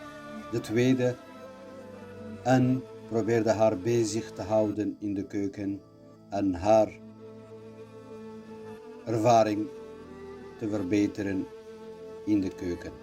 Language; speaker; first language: Dutch; non-native, learner; Kurdish